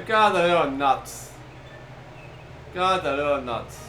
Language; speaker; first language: English; native; English